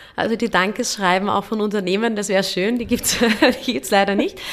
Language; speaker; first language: German; native; German